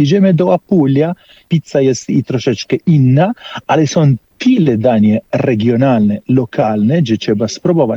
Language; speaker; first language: Polish; non-native, fluent; Italian